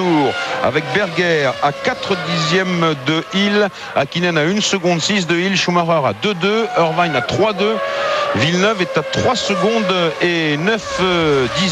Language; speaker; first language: French; native; French